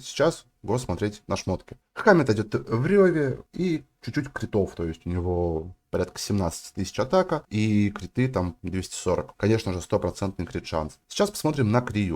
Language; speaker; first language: Russian; native; Russian